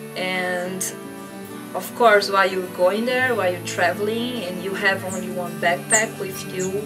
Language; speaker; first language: English; non-native, fluent; Portuguese